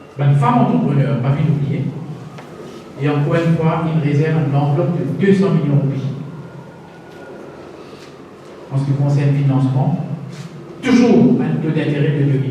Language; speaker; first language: French; non-native, local second language; Morisyen